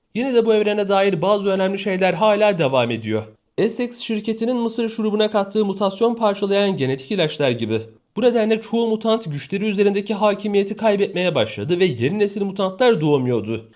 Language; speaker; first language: Turkish; native; Turkish